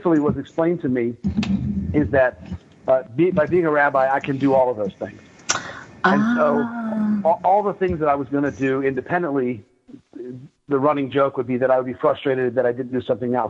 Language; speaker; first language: English; native; English